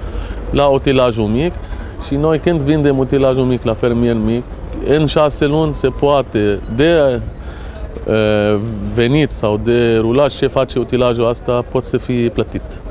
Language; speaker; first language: Romanian; non-native, fluent; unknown